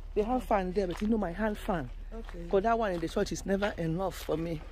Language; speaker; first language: English; non-native, local second language; Igbo